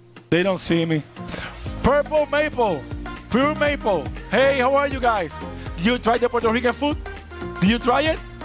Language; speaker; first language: English; non-native, learner; Spanish